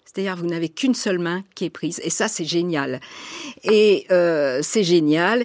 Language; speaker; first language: French; native; French